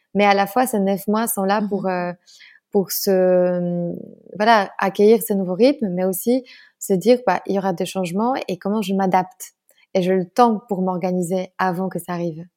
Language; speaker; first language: French; non-native, fluent; Polish